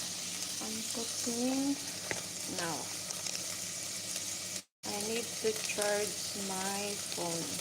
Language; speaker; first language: English; non-native, learner; Bikol